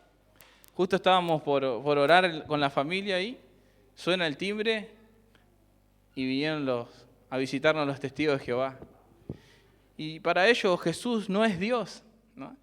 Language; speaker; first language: Spanish; native; Spanish